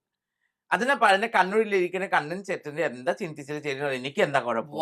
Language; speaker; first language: Malayalam; non-native, fluent; Assamese